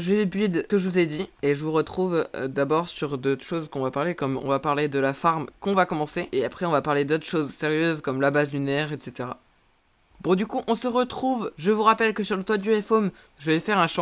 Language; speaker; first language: French; native; French